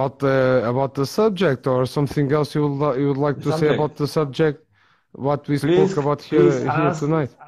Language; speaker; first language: English; non-native, fluent; Portuguese